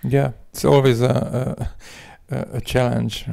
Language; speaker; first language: English; non-native, fluent; Hungarian